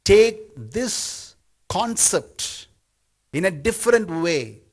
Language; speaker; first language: English; non-native, local second language; Tamil